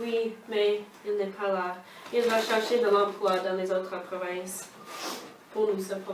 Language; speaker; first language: French; non-native, learner; English